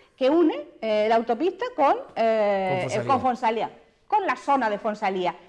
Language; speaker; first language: Spanish; native; Spanish